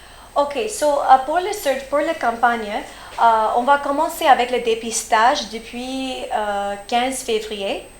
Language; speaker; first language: French; early bilingual, heritage; French